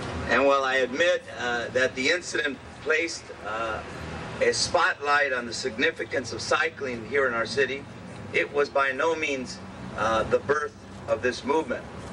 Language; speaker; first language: English; native; English